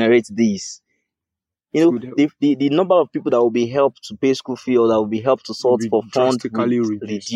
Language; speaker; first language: English; non-native, local second language; Yoruba